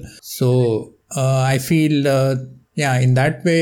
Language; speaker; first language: English; non-native, local second language; Kannada